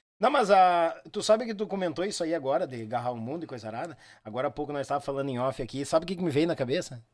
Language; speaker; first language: Portuguese; native; Portuguese